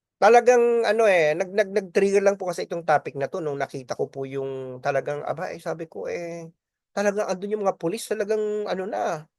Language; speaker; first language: Filipino; non-native, local second language; Bikol